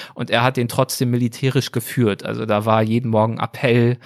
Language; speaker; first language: German; native; German